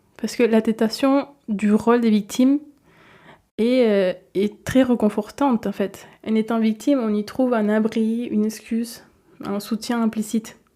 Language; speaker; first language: French; non-native, fluent; Spanish